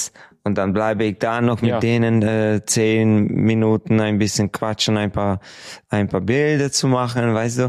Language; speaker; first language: German; non-native, fluent; Hungarian